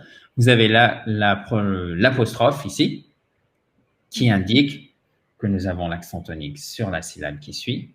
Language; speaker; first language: French; native; French